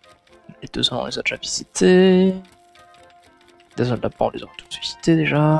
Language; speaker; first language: French; native; French